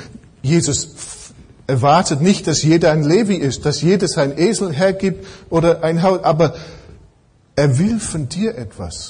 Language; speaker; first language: German; non-native, fluent; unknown